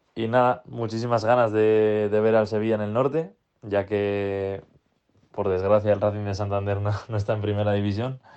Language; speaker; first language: Spanish; native; Spanish